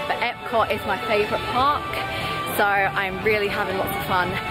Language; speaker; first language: English; native; English